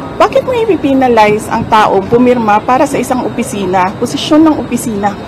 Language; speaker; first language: Filipino; non-native, local second language; Cebuano